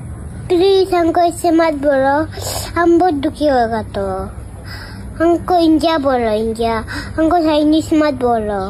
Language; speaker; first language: Hindi; non-native, local second language; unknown